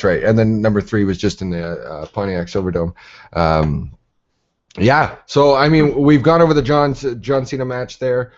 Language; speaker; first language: English; native; English